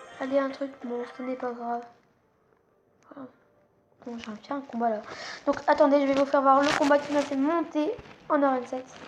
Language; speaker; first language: French; native; French